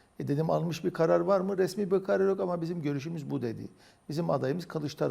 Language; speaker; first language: Turkish; native; Turkish